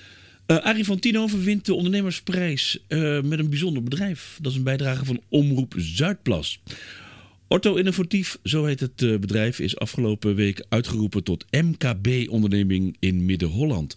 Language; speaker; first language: Dutch; native; Dutch